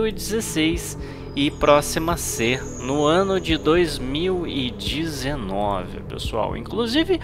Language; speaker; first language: Portuguese; native; Portuguese